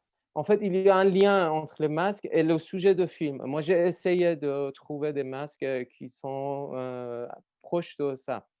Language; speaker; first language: French; non-native, learner; Persian